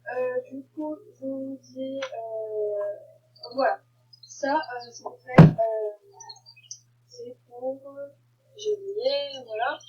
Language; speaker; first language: French; native; French